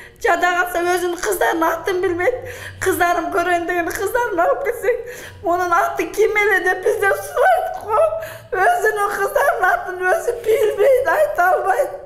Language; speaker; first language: Kyrgyz; native; Kyrgyz